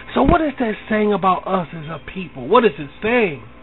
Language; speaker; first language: English; native; English